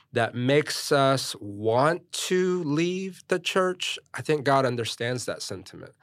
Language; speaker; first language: English; early bilingual, other home language; Korean